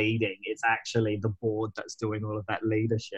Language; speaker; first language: English; native; English